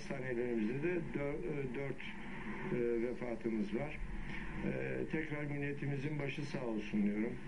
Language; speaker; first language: Turkish; native; Turkish